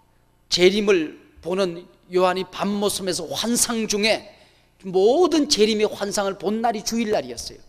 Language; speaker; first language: Korean; native; Korean